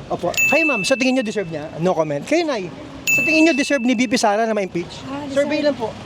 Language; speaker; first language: Filipino; native; Filipino